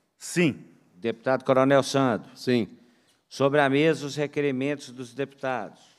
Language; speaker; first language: Portuguese; native; Portuguese